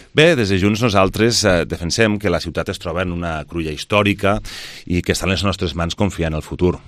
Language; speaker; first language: Catalan; native; Catalan